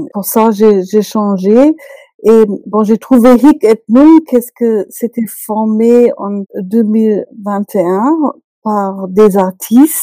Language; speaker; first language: French; non-native, fluent; German